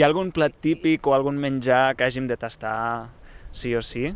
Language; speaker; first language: Catalan; native; Catalan